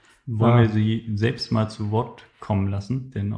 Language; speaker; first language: German; native; German